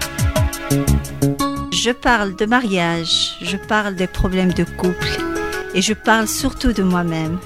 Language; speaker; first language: French; non-native, local second language; Arabic